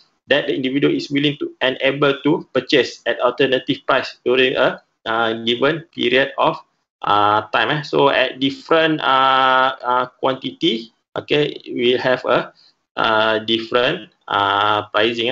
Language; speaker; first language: English; non-native, local second language; Malay